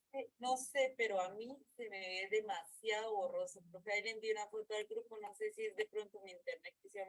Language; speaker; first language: Spanish; native; Spanish